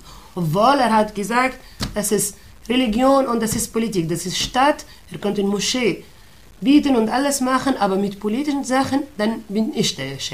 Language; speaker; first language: German; non-native, fluent; Arabic